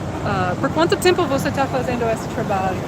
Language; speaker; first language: Portuguese; non-native, learner; English